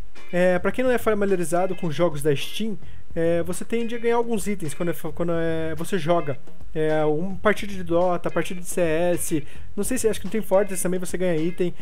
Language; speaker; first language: Portuguese; native; Portuguese